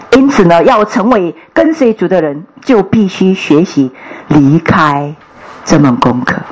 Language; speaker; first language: Chinese; non-native, fluent; Korean